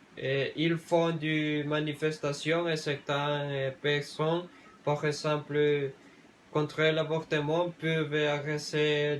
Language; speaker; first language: French; non-native, learner; Spanish